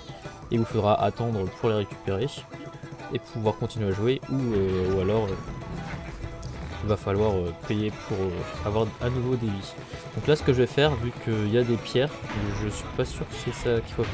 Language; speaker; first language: French; native; French